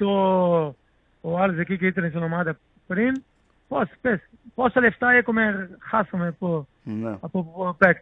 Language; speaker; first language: Greek; non-native, learner; Portuguese